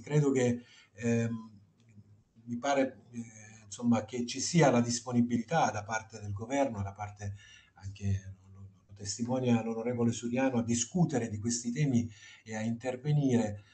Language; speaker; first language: Italian; native; Italian